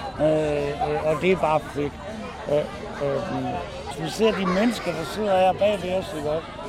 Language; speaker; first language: Danish; native; Danish